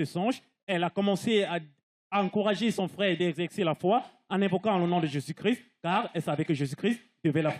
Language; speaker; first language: French; non-native, local second language; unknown